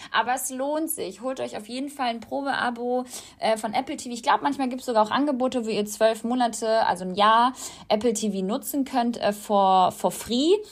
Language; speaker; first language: German; native; German